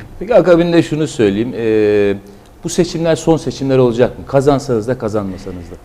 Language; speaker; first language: Turkish; native; Turkish